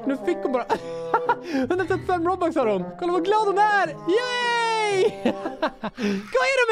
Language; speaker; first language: Swedish; native; Swedish